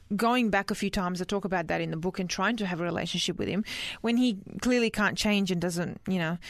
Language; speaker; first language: English; early bilingual, other home language; Croatian